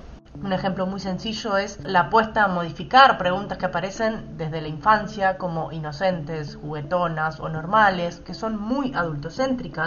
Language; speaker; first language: Spanish; native; Spanish